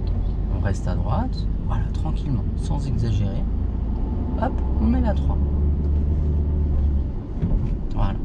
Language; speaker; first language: French; native; French